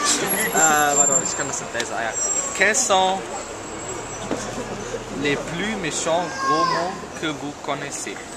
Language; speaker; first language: French; non-native, learner; German